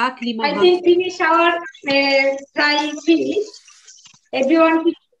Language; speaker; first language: English; non-native, learner; Bangla